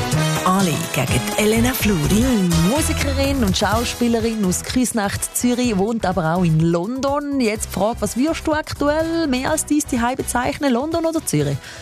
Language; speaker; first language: German; native; German